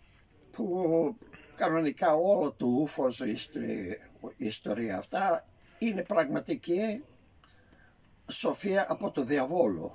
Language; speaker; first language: Greek; early bilingual, heritage; Greek